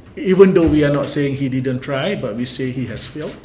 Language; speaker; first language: English; non-native, local second language; Malay